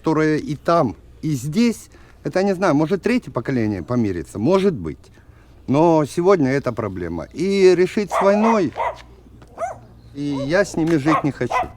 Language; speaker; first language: Russian; native; Russian